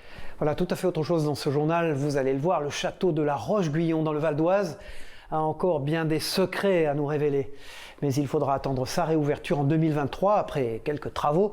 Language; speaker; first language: French; native; French